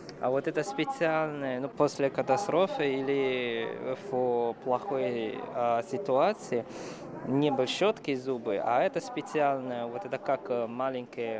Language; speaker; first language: Russian; non-native, fluent; Chinese